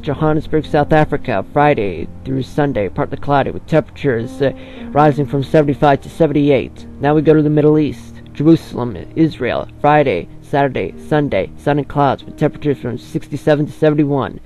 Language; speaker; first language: English; early bilingual, other home language; Spanish